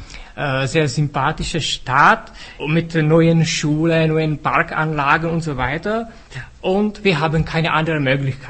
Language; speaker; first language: German; non-native, fluent; Czech